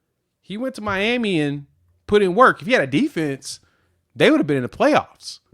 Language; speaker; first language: English; native; English